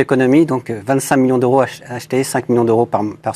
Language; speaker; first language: French; native; French